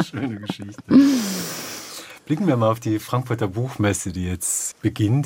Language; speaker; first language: German; native; German